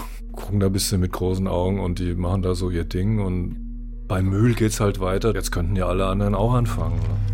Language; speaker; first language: German; native; German